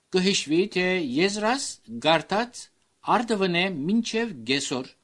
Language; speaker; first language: Armenian; early bilingual, heritage; Armenian